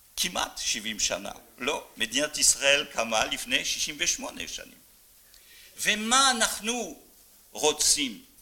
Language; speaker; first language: Hebrew; non-native, fluent; French